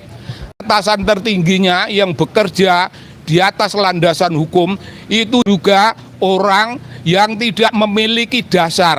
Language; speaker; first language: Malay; non-native, local second language; Javanese